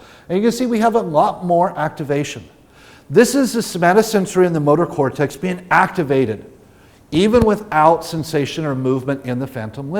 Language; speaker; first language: English; native; English